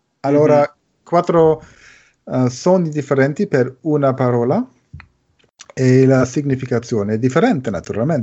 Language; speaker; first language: Italian; non-native, learner; German